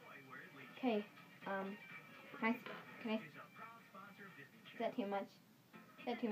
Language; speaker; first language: English; native; English